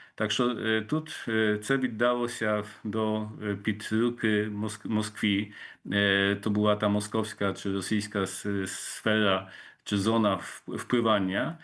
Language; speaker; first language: Polish; non-native, local second language; Ukrainian